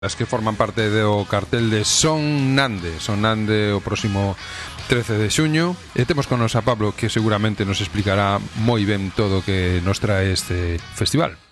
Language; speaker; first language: Galician; native; Galician